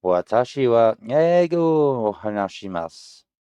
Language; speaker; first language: Japanese; non-native, learner; English